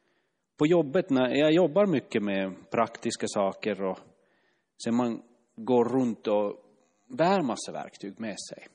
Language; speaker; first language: Swedish; non-native, fluent; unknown